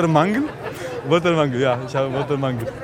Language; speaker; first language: German; non-native, learner; Tigrinya